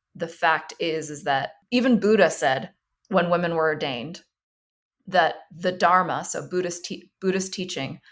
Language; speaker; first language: English; early bilingual, other home language; Chinese